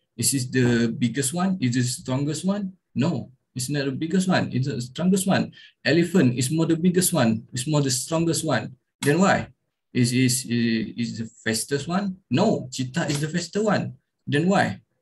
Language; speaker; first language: English; non-native, local second language; Malay